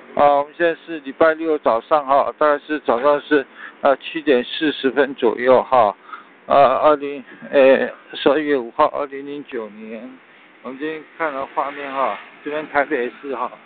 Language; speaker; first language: Chinese; native; Chinese